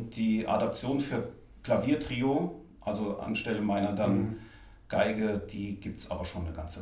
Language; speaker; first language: German; native; German